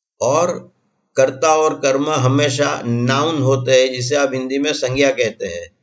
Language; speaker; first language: Hindi; non-native, local second language; Gujarati